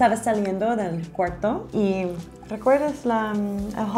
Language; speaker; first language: Spanish; non-native, learner; English